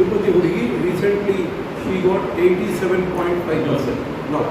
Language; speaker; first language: Kannada; non-native, local second language; Telugu